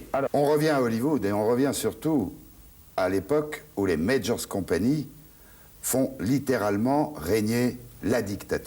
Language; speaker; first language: French; native; French